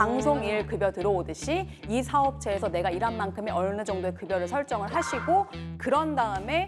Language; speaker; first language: Korean; native; Korean